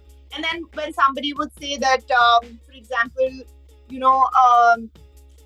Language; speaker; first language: English; non-native, local second language; Hindi